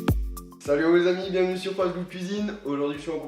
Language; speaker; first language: French; native; French